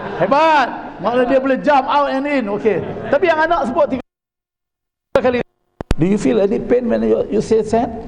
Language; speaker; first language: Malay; native; Malay